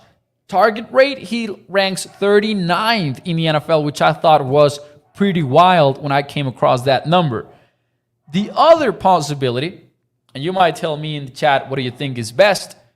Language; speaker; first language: English; native; English